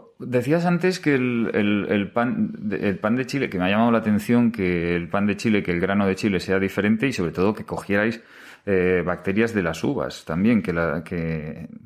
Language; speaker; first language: Spanish; native; Spanish